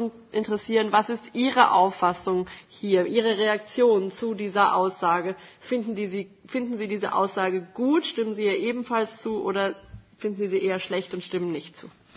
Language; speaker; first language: German; native; German